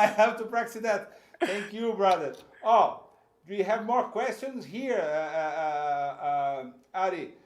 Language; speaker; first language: English; non-native, fluent; Portuguese